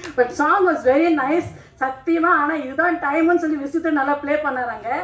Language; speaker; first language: Tamil; non-native, local second language; Telugu